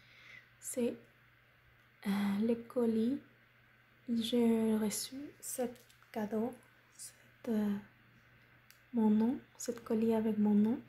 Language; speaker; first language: French; non-native, fluent; Spanish